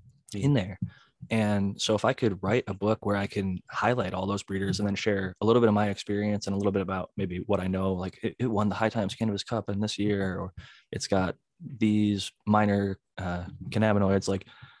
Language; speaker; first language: English; native; English